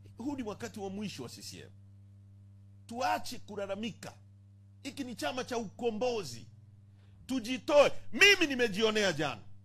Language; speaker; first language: Swahili; native; Swahili